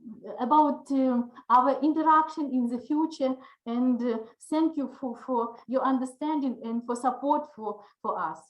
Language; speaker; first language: English; non-native, learner; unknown